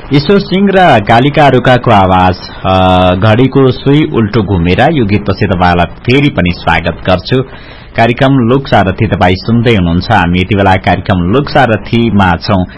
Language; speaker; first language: Nepali; non-native, local second language; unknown